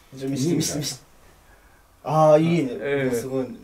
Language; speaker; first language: Japanese; native; Japanese